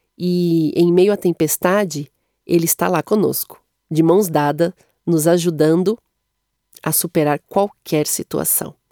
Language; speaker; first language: Portuguese; native; Portuguese